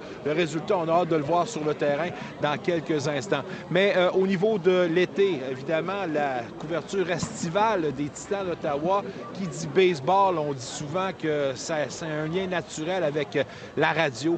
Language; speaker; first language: French; native; French